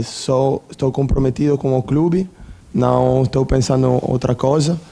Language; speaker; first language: Portuguese; non-native, fluent; Italian